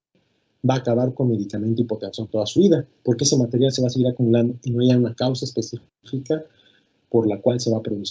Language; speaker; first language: Spanish; native; Spanish